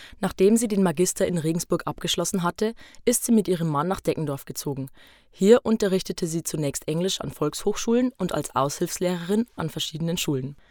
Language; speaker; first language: German; native; German